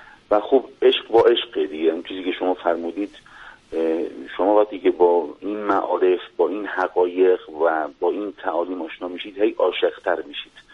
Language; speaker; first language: Persian; non-native, fluent; Spanish